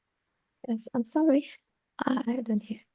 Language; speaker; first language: English; non-native, learner; Vietnamese